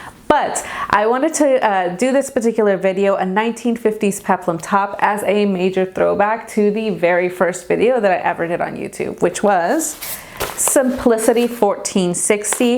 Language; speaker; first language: English; native; English